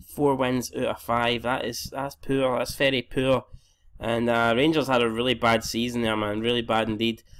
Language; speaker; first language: English; native; English